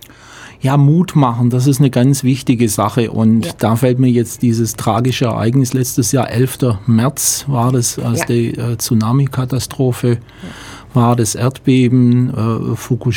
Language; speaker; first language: German; native; German